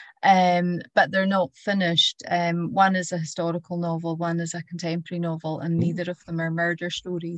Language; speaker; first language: English; native; English